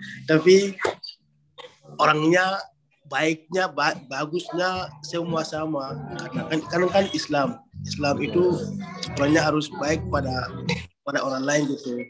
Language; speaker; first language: Indonesian; non-native, learner; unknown